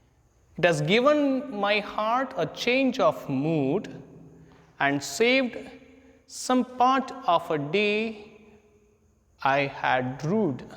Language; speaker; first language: English; non-native, local second language; Hindi